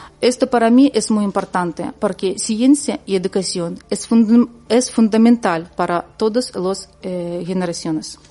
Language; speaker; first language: Spanish; non-native, learner; Ukrainian